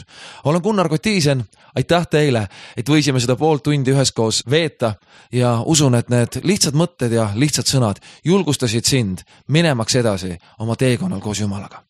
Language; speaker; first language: Estonian; native; Estonian